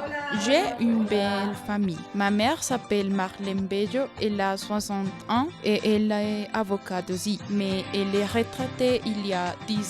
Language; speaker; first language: French; non-native, learner; Spanish